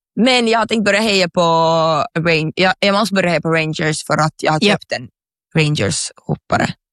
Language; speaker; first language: Swedish; native; Swedish